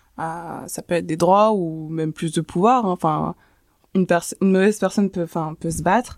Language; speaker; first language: French; early bilingual, other home language; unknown